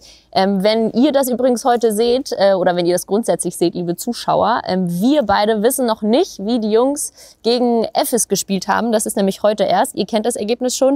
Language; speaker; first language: German; native; German